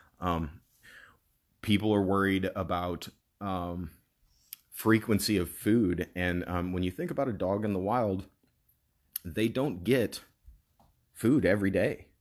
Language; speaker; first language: English; native; English